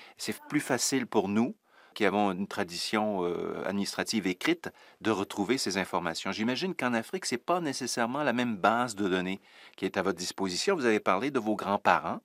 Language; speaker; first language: French; native; French